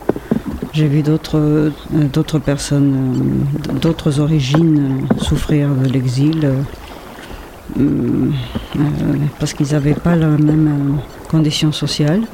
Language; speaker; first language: French; non-native, fluent; Spanish